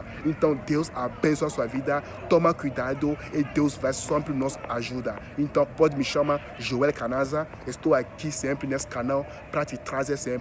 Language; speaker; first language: Portuguese; non-native, fluent; French